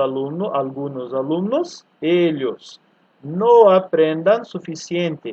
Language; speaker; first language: Spanish; non-native, fluent; Portuguese